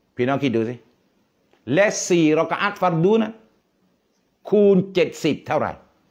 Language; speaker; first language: Thai; non-native, local second language; Pattani Malay